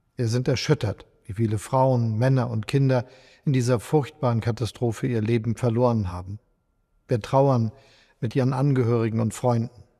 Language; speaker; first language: German; native; German